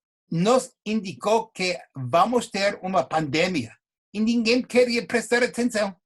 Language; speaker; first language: Portuguese; non-native, fluent; English